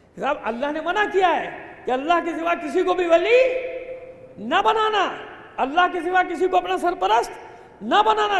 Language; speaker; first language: Urdu; native; Urdu